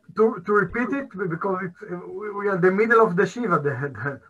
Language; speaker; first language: English; non-native, fluent; Hebrew